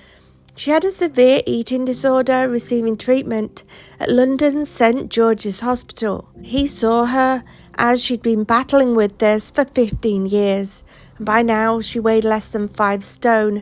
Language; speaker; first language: English; native; English